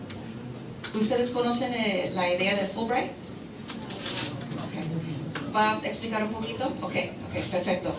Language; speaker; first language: Spanish; non-native, fluent; English